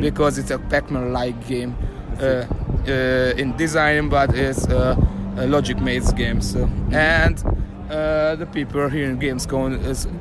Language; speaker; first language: English; non-native, learner; Hungarian